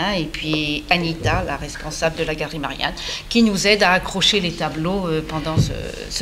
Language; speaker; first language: French; native; French